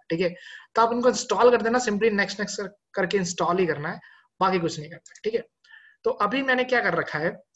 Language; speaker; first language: Hindi; native; Hindi